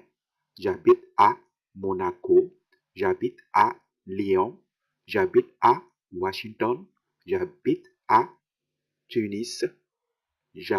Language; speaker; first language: French; non-native, fluent; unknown